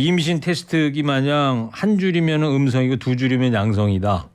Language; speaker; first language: Korean; native; Korean